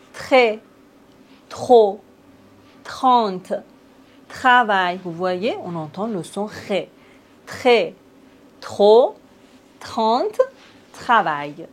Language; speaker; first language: French; native; French